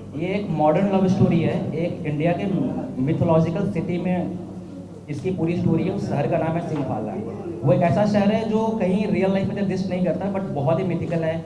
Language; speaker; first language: Hindi; native; Hindi